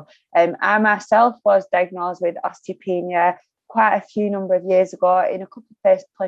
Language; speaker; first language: English; native; English